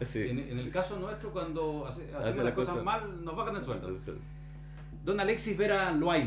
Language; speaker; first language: Spanish; native; Spanish